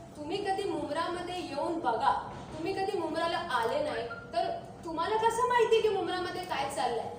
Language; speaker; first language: Marathi; non-native, local second language; Urdu